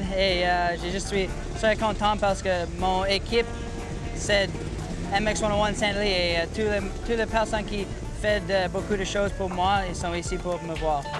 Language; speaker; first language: French; non-native, learner; English